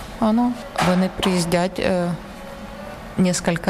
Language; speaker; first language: Czech; non-native, learner; Ukrainian